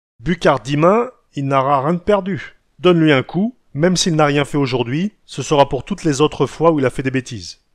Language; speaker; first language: French; native; French